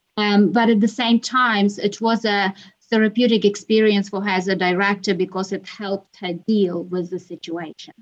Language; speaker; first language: English; non-native, fluent; Ukrainian